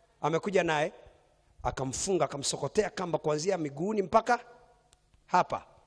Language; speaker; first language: Swahili; native; Swahili